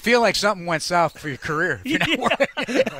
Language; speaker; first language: English; native; English